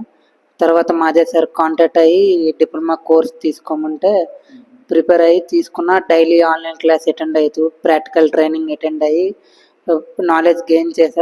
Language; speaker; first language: Telugu; native; Telugu